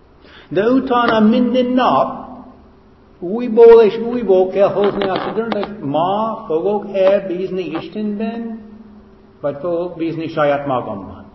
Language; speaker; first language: Hungarian; non-native, fluent; English